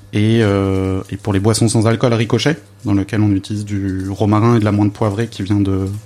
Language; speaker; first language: French; native; French